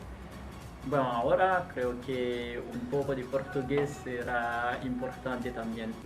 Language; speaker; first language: Spanish; non-native, fluent; Haitian Creole